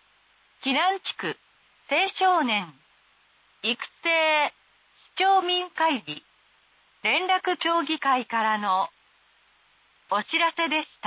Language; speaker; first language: Japanese; native; Japanese